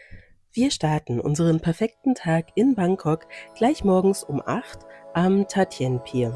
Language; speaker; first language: German; native; German